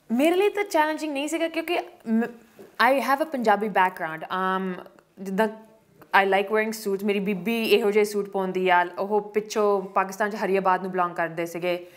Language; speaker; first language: Punjabi; early bilingual, heritage; Punjabi